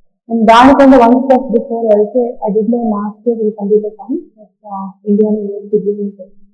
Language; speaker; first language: English; non-native, local second language; Telugu